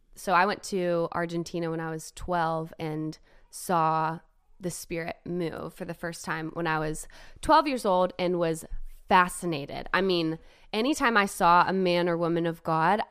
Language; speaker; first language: English; native; English